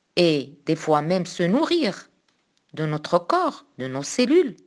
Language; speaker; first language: French; non-native, local second language; Arabic